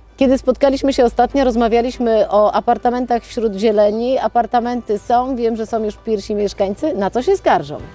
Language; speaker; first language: Polish; native; Polish